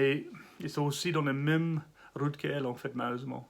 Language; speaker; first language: French; non-native, learner; English